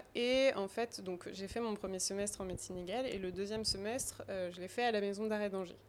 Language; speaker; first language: French; native; French